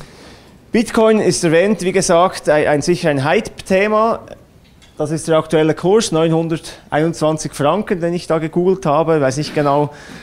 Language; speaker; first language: German; native; German